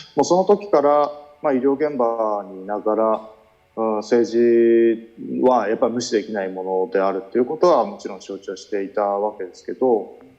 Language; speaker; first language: Japanese; native; Japanese